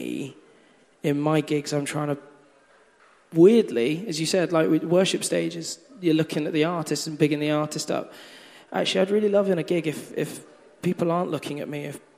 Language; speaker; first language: English; native; English